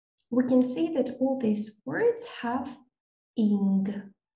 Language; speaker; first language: English; non-native, fluent; Russian